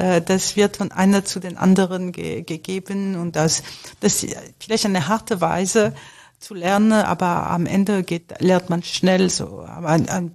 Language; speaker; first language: German; non-native, fluent; French